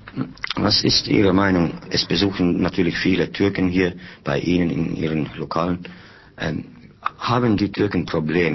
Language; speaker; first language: German; non-native, fluent; Finnish